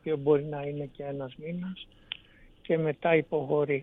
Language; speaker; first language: Greek; native; Greek